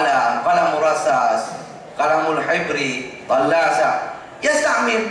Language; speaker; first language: Arabic; non-native, fluent; Indonesian